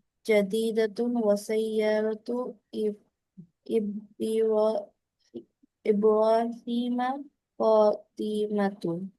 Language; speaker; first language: Arabic; non-native, learner; Bangla